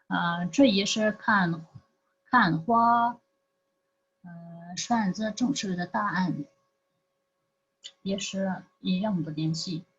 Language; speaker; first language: Chinese; non-native, fluent; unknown